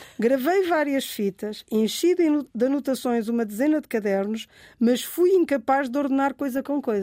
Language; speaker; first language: Portuguese; native; Portuguese